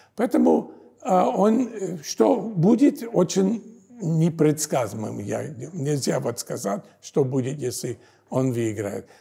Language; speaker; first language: Russian; non-native, fluent; English